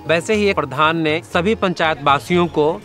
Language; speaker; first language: Hindi; native; Hindi